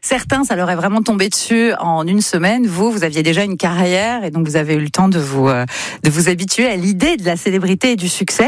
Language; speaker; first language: French; native; French